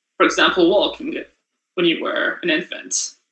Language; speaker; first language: English; non-native, fluent; Japanese